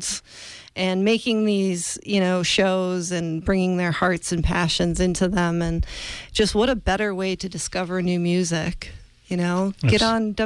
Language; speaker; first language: English; native; English